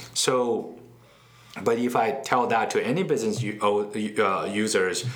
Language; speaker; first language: English; non-native, fluent; Chinese